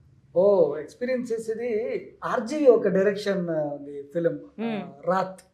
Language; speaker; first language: Telugu; non-native, local second language; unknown